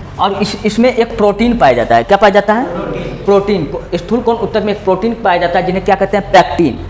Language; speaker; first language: Hindi; native; Hindi